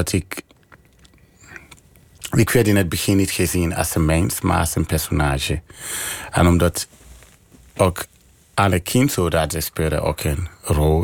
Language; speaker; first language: Dutch; non-native, fluent; English